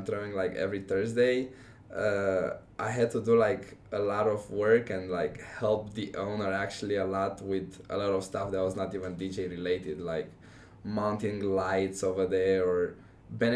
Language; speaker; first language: English; non-native, fluent; Romanian